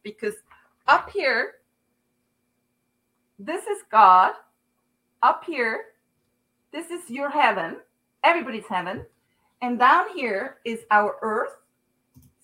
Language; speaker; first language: English; non-native, fluent; Swiss German